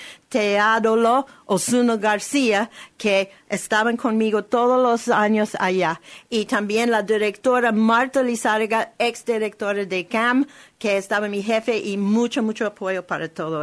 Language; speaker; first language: Spanish; non-native, learner; English